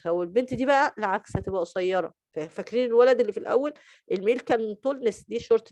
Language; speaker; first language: Arabic; native; Arabic